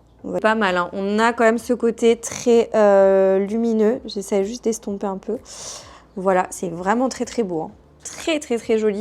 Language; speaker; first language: French; native; French